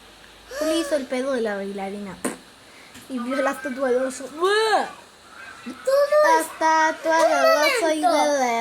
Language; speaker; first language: Spanish; native; Spanish